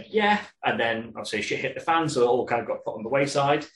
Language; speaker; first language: English; native; English